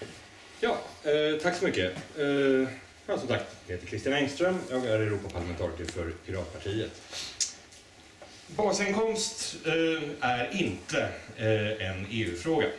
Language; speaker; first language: Swedish; native; Swedish